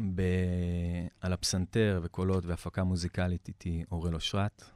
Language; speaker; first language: Hebrew; early bilingual, other home language; English